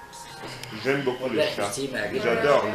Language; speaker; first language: French; non-native, fluent; Italian